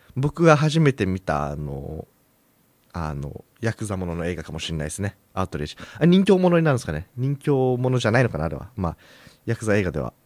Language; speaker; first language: Japanese; native; Japanese